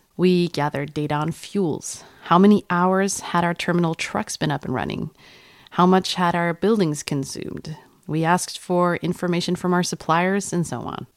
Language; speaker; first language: English; non-native, fluent; Swedish